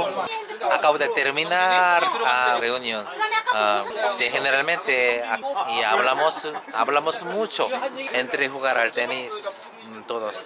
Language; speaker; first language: Spanish; non-native, learner; Korean